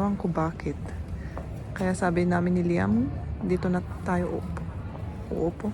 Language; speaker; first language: Filipino; native; Filipino